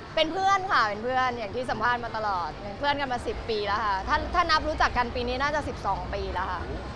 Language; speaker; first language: Thai; native; Thai